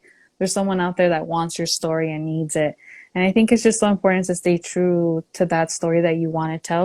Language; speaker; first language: English; early bilingual, other home language; Spanish